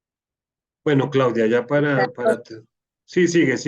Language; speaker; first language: Spanish; native; Spanish